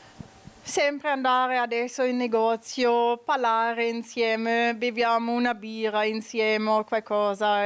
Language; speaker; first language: Italian; non-native, learner; German